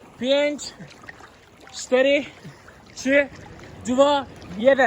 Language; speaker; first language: Polish; non-native, learner; Turkish